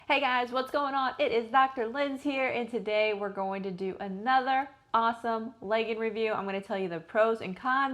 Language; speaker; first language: English; native; English